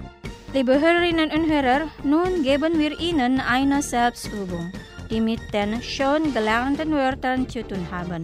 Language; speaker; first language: German; non-native, fluent; Indonesian